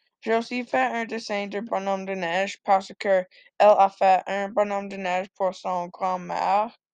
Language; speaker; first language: French; non-native, learner; English